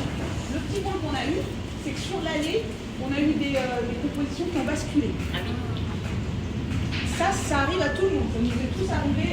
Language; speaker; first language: French; native; French